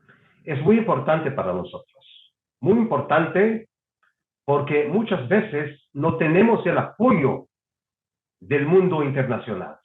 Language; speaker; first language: Spanish; non-native, fluent; Hebrew